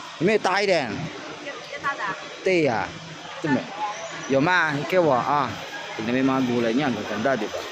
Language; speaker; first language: Chinese; non-native, learner; Filipino